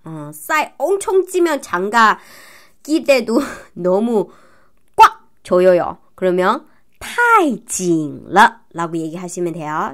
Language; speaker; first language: Korean; non-native, fluent; Chinese